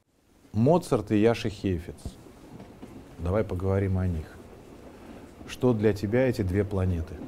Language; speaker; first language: Russian; native; Russian